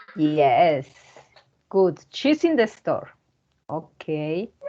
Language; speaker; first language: English; non-native, learner; Spanish